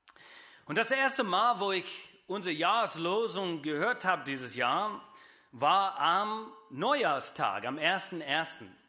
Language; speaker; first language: German; non-native, fluent; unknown